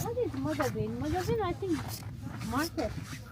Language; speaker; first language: English; non-native, learner; Turkish